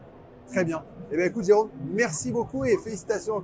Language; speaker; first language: French; native; French